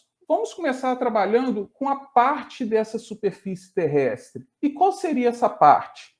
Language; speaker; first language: Portuguese; native; Portuguese